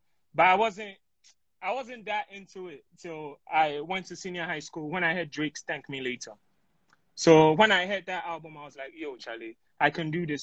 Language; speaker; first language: English; non-native, local second language; Akan